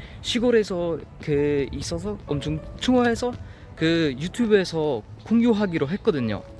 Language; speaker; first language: Korean; non-native, learner; French